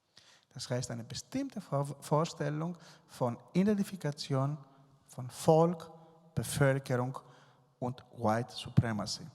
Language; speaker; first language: German; non-native, fluent; Greek